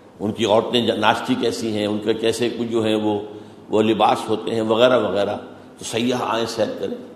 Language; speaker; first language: Urdu; native; Urdu